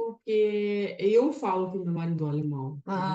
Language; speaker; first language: Portuguese; non-native, fluent; Russian